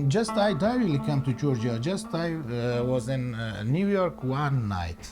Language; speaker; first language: English; non-native, learner; Persian